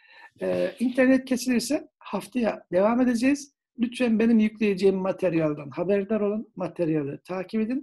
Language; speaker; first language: Turkish; native; Turkish